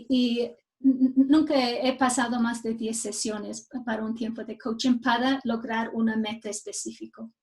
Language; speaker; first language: Spanish; non-native, fluent; English